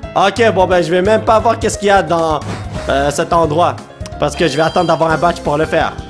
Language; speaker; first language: French; native; French